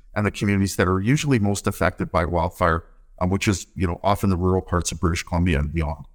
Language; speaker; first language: English; native; English